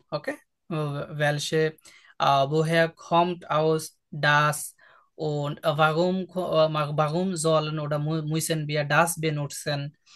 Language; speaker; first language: German; non-native, local second language; Bangla